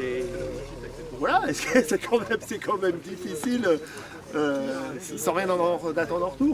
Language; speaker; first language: French; native; French